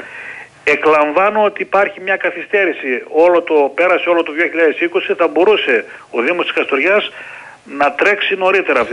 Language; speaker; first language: Greek; native; Greek